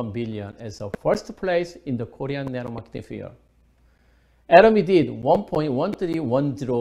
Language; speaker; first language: English; non-native, fluent; Korean